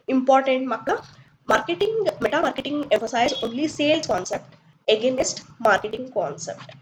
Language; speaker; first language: English; non-native, local second language; Kannada